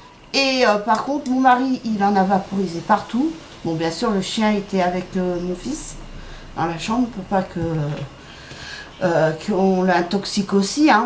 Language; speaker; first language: French; native; French